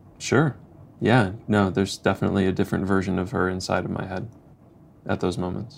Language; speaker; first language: English; native; English